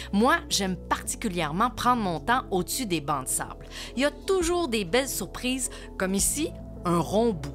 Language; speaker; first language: French; native; French